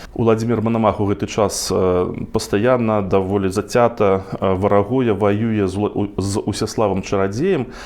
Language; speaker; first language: Belarusian; non-native, local second language; Russian